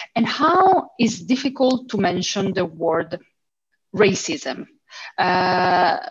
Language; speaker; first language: English; early bilingual, heritage; Italian